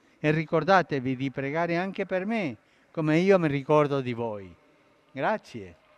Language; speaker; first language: Italian; early bilingual, heritage; Spanish